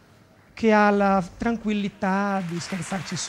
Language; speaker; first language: Italian; native; Italian